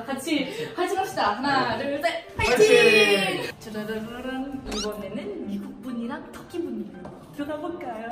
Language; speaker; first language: Korean; non-native, fluent; Thai